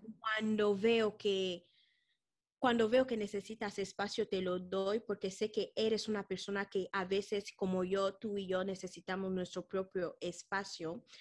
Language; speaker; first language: Spanish; non-native, local second language; Fang